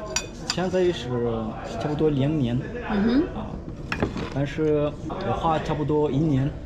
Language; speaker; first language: Chinese; non-native, learner; Swahili